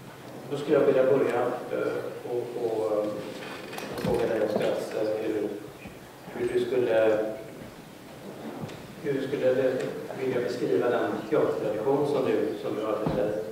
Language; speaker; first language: Swedish; native; Swedish